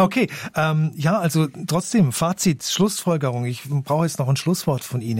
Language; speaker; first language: German; native; German